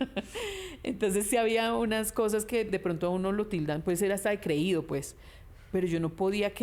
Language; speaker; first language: Spanish; native; Spanish